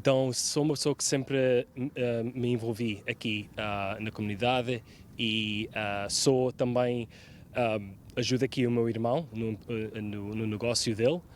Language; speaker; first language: Portuguese; early bilingual, heritage; Portuguese